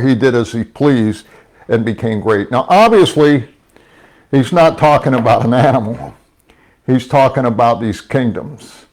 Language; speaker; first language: English; native; English